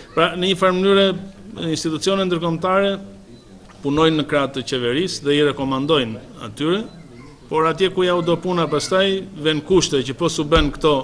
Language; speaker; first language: Albanian; native; Albanian